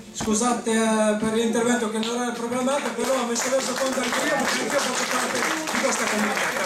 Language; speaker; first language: Italian; non-native, fluent; Albanian